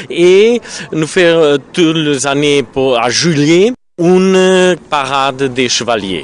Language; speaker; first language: French; non-native, learner; Portuguese